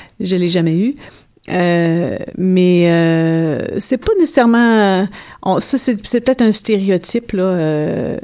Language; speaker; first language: French; native; French